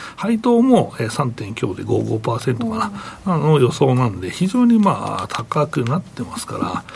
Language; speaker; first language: Japanese; native; Japanese